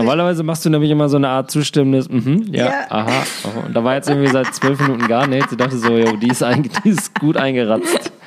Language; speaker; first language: German; native; German